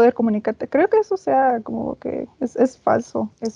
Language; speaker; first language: Spanish; non-native, fluent; English